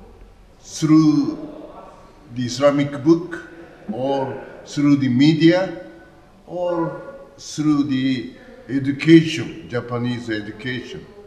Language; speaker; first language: English; non-native, learner; Japanese